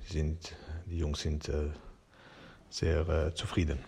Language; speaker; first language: German; non-native, fluent; Persian